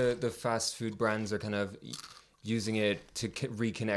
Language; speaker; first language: English; native; English